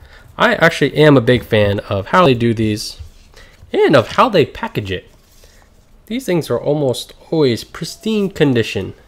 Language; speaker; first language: English; native; English